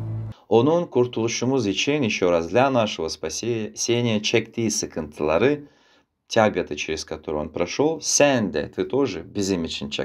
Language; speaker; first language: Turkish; non-native, fluent; Russian